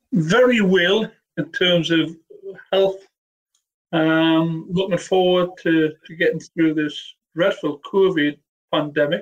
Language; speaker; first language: English; native; English